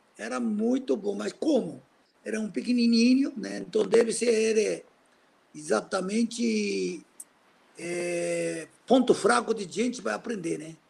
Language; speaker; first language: Portuguese; non-native, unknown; Japanese